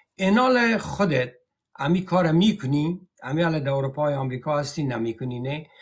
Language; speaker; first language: Persian; native; Persian